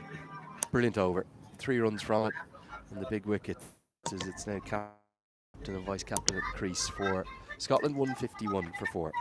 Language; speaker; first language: English; native; English